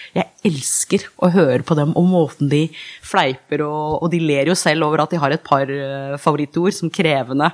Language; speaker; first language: Norwegian; early bilingual, other home language; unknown